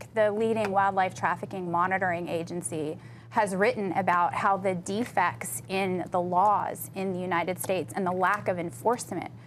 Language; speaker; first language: English; native; English